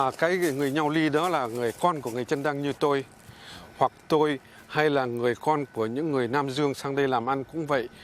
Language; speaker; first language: Vietnamese; early bilingual, heritage; Vietnamese